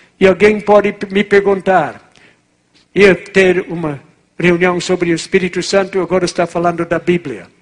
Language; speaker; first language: Portuguese; non-native, fluent; English